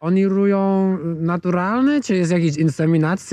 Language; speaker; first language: Polish; non-native, fluent; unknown